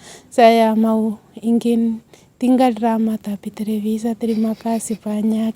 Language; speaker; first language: Indonesian; non-native, learner; Swahili